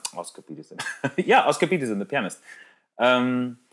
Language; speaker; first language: English; non-native, local second language; Afrikaans